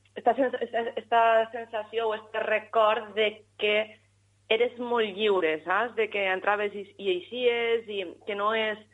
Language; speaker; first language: Catalan; native; Catalan